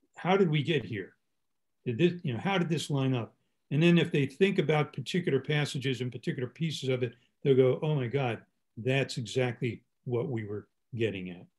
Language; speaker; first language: English; native; English